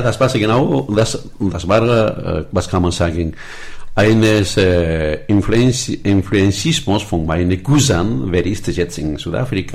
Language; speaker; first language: German; non-native, learner; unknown